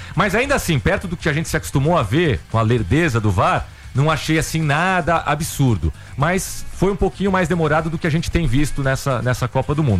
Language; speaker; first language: Portuguese; native; Portuguese